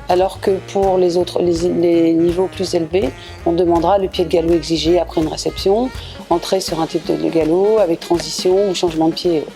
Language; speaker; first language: French; native; French